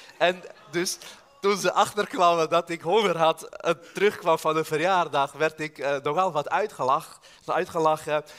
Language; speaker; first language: Dutch; non-native, fluent; Armenian